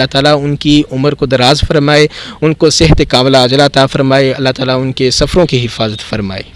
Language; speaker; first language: Urdu; non-native, local second language; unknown